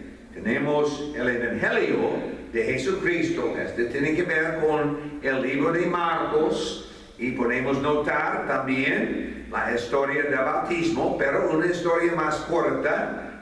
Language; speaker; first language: Spanish; non-native, fluent; English